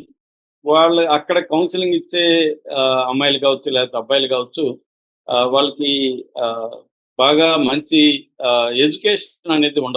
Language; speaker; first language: Telugu; native; Telugu